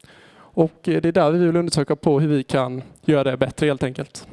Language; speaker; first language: Swedish; native; Swedish